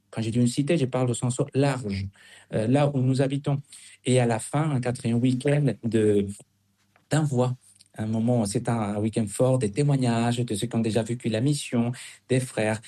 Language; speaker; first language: French; non-native, fluent; Spanish